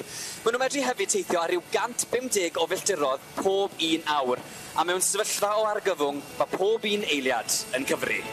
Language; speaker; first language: Welsh; native; Welsh